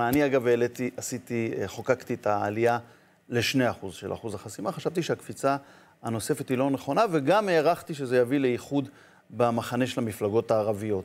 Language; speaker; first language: Hebrew; native; Hebrew